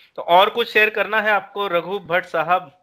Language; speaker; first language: Hindi; native; Hindi